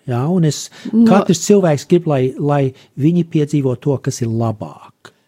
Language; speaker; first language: Latvian; early bilingual, heritage; Latvian